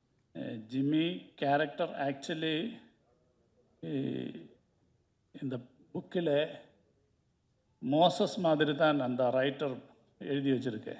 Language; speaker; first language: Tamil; non-native, learner; Malayalam